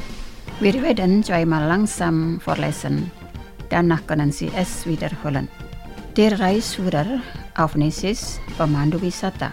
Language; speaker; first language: German; non-native, fluent; Indonesian